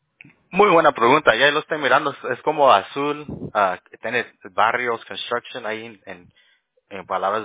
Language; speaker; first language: Spanish; early bilingual, heritage; Spanish